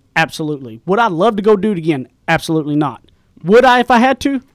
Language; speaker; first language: English; native; English